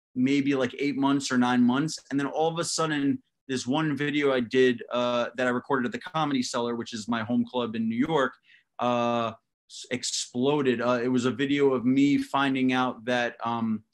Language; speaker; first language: English; native; English